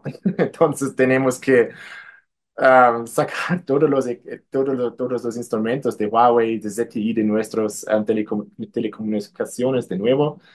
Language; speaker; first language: Spanish; non-native, fluent; German